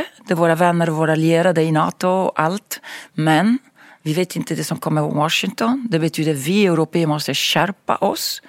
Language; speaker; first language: Swedish; non-native, fluent; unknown